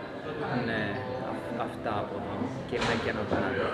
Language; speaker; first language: Greek; early bilingual, other home language; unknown